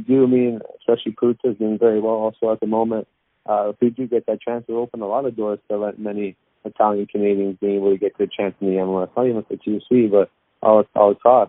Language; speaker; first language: English; native; English